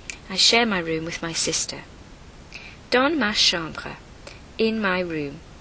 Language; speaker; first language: English; native; English